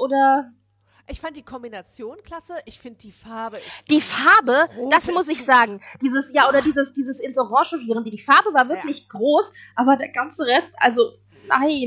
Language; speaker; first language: German; native; German